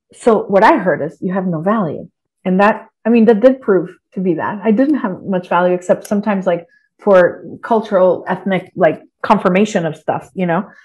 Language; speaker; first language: English; early bilingual, other home language; Spanish